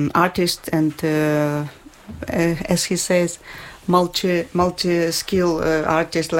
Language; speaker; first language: English; non-native, learner; Ukrainian